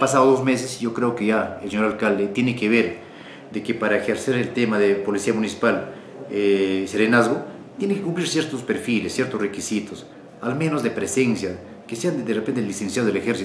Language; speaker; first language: Spanish; native; Spanish